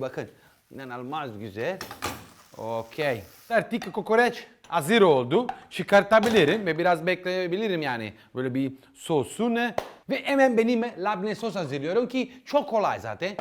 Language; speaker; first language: Turkish; non-native, learner; Italian